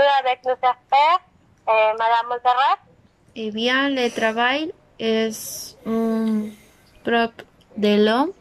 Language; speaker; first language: French; non-native, learner; Spanish